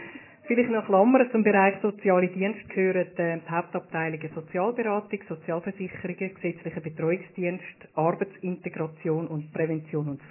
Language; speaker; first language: German; native; German